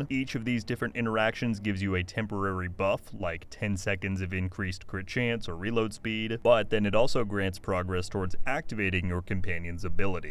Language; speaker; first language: English; native; English